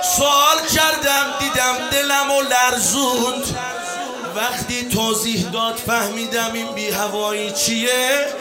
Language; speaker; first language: Persian; non-native, local second language; Azerbaijani